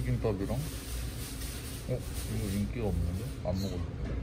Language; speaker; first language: Korean; native; Korean